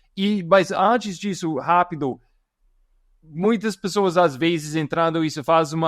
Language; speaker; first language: Portuguese; non-native, fluent; English